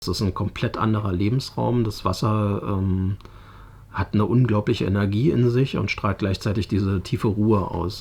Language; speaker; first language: German; native; German